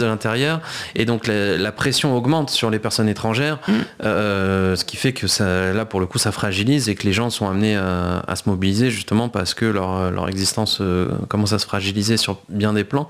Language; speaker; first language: French; native; French